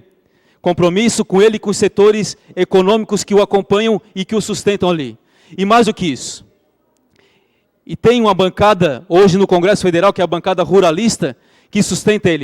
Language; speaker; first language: Portuguese; native; Portuguese